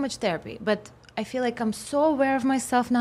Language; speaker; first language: English; non-native, fluent; Russian